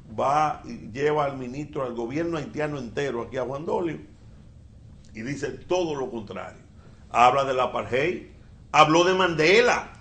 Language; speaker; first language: Spanish; native; Spanish